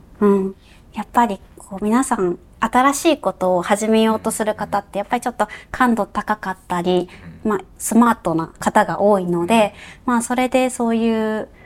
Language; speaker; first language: Japanese; native; Japanese